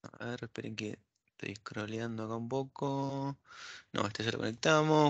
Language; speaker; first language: Spanish; native; Spanish